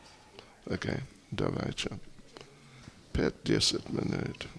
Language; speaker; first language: Russian; non-native, fluent; English